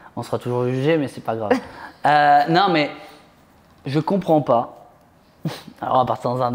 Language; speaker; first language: French; native; French